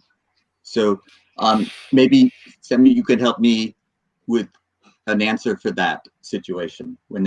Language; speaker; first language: English; native; English